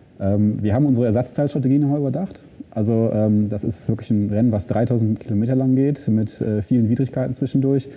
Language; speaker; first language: German; native; German